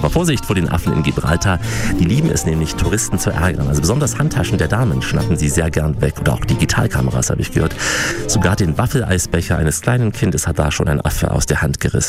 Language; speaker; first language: German; native; German